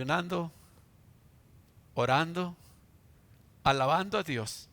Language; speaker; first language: Spanish; native; Spanish